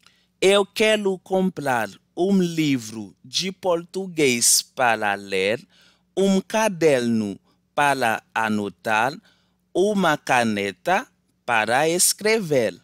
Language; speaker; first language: Portuguese; non-native, learner; Haitian Creole